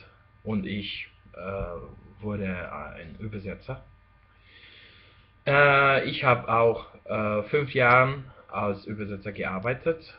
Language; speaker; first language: German; non-native, fluent; Spanish